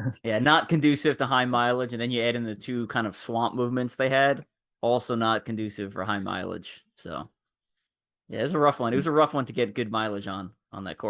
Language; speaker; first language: English; native; English